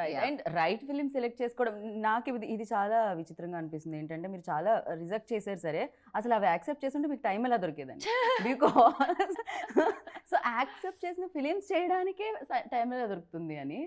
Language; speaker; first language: Telugu; native; Telugu